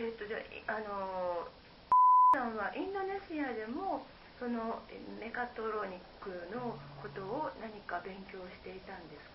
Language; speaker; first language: Japanese; native; Japanese